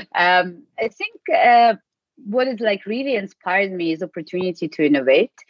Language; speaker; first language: English; non-native, fluent; Ukrainian